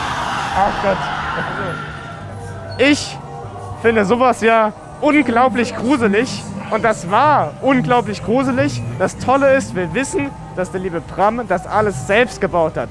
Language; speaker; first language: German; native; German